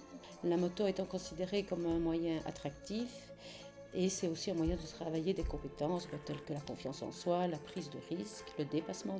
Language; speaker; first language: French; native; French